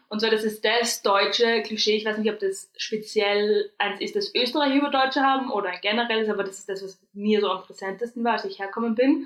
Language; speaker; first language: German; native; German